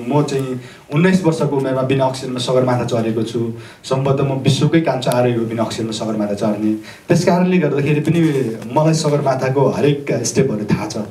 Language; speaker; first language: Nepali; non-native, local second language; Sherpa